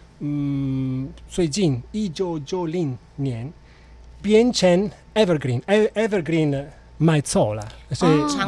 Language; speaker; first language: Chinese; non-native, fluent; Italian